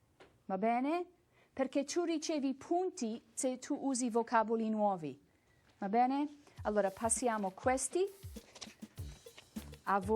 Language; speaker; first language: Italian; non-native, fluent; English